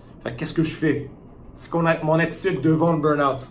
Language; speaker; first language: French; native; French